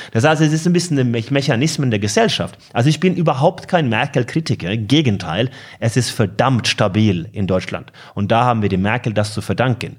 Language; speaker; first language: German; non-native, fluent; Norwegian